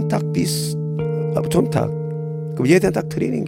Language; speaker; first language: German; non-native, learner; Korean